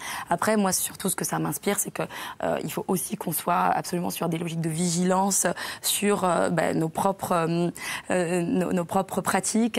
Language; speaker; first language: French; native; French